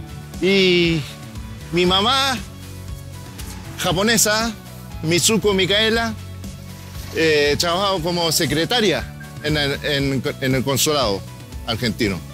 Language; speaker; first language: Spanish; early bilingual, heritage; Spanish